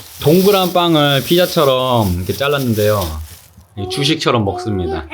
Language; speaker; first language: Korean; native; Korean